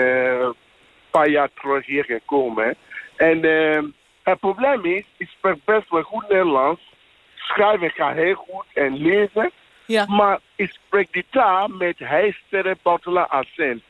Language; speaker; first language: Dutch; non-native, fluent; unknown